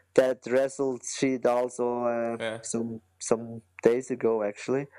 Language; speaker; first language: English; non-native, fluent; Swiss German